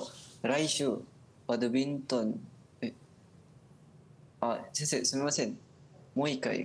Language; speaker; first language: Japanese; non-native, learner; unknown